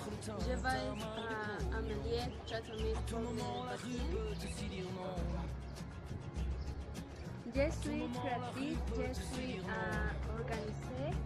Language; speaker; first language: French; non-native, learner; Spanish